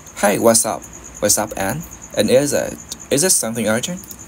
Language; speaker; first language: English; non-native, learner; Vietnamese